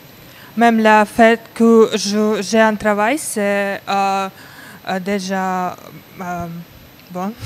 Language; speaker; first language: French; non-native, learner; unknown